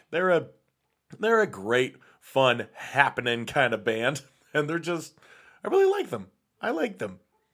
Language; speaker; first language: English; native; English